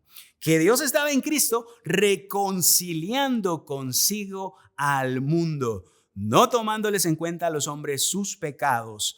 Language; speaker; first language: Spanish; native; Spanish